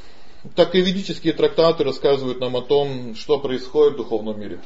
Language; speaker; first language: Russian; native; Russian